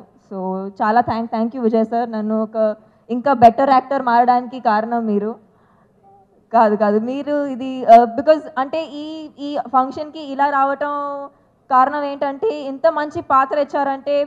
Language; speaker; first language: Telugu; non-native, fluent; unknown